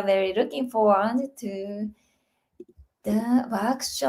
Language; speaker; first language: English; non-native, learner; Japanese